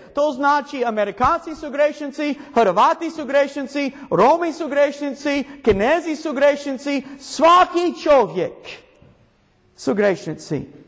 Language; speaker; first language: Croatian; non-native, learner; English